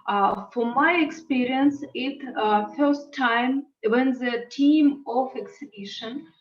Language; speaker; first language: English; non-native, learner; Russian